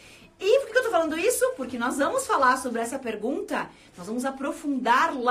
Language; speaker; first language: Portuguese; native; Portuguese